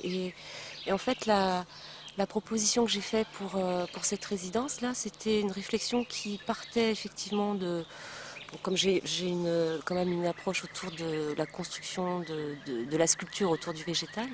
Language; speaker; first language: French; native; French